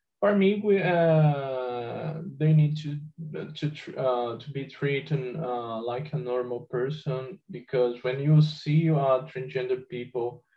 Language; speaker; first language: English; non-native, learner; Portuguese